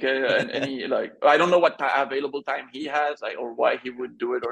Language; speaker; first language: English; non-native, fluent; French